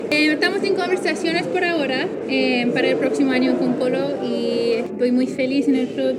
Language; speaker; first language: Spanish; non-native, learner; English